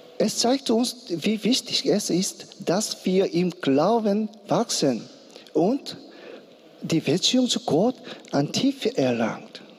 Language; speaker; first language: German; non-native, learner; Korean